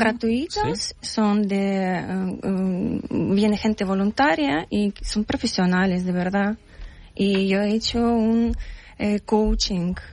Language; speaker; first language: Spanish; non-native, learner; Ukrainian